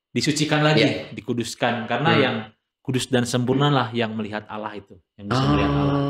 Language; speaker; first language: Indonesian; native; Indonesian